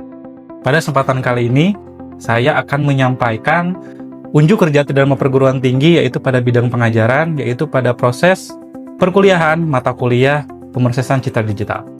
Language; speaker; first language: Indonesian; native; Indonesian